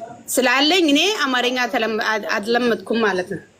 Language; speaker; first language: Amharic; non-native, local second language; Oromo